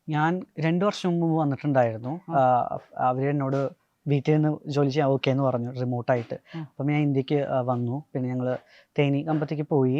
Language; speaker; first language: Malayalam; non-native, local second language; Tamil